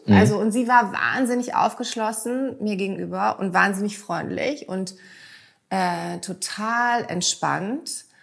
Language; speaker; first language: German; early bilingual, heritage; German